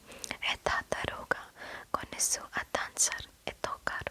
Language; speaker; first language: Portuguese; non-native, learner; English